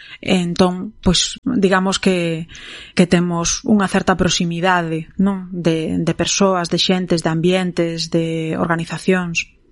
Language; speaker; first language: Galician; non-native, local second language; Spanish